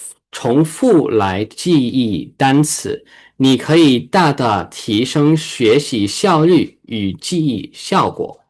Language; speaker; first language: Chinese; early bilingual, heritage; Chinese